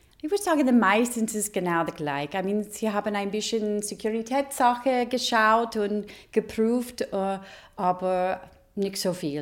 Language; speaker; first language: German; non-native, learner; English